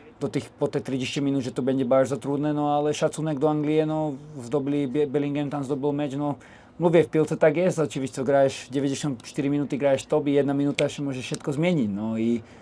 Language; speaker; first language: Polish; non-native, learner; Slovak